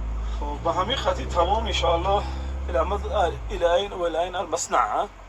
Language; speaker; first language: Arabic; non-native, fluent; Tajik